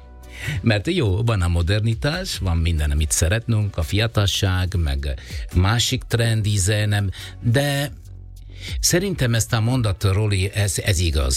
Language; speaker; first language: Hungarian; non-native, fluent; Italian